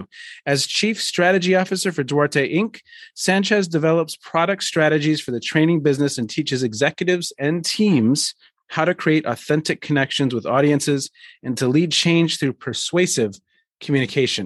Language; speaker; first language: English; native; English